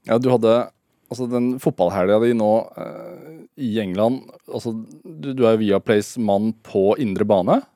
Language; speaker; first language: Norwegian; native; Norwegian